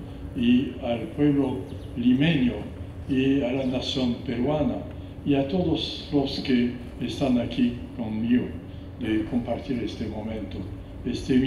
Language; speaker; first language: Spanish; non-native, fluent; French